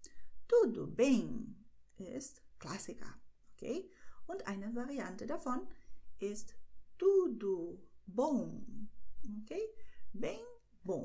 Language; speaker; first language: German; non-native, fluent; Portuguese